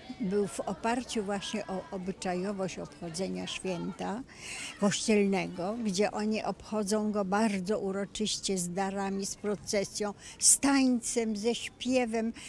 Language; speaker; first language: Polish; native; Polish